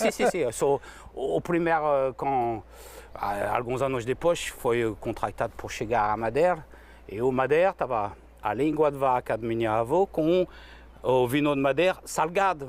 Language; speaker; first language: Portuguese; non-native, learner; French